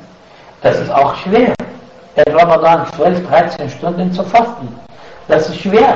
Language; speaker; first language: German; non-native, fluent; Arabic